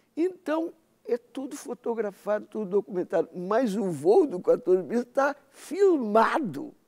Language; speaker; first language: Portuguese; native; Portuguese